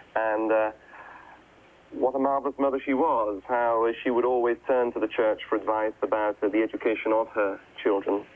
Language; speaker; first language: English; native; English